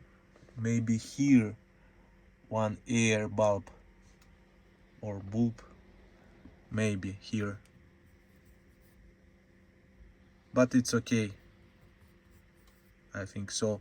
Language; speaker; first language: English; non-native, learner; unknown